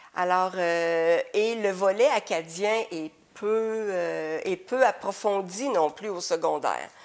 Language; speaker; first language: French; native; French